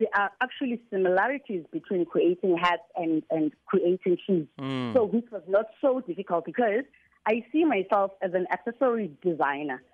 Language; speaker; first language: English; non-native, local second language; Xhosa